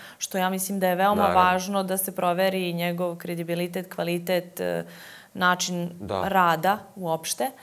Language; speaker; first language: Croatian; native; Croatian